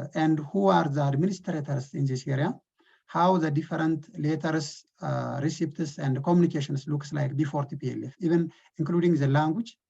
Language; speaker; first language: English; non-native, local second language; Amharic